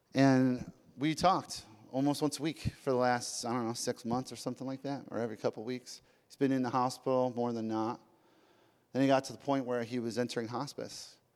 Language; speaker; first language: English; early bilingual, other home language; Spanish